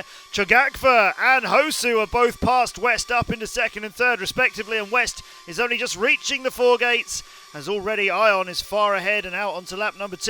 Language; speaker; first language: English; native; English